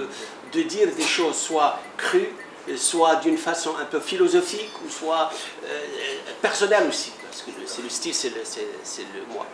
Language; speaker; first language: French; non-native, local second language; Arabic